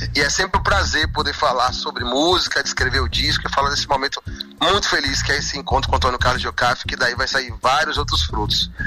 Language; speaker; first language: Portuguese; native; Portuguese